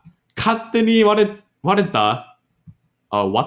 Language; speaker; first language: Japanese; non-native, learner; English